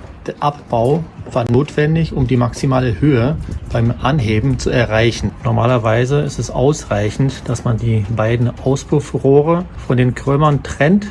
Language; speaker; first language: German; native; German